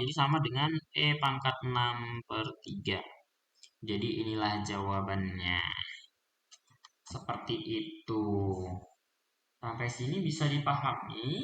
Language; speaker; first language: Indonesian; native; Indonesian